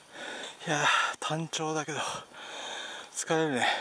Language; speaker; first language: Japanese; native; Japanese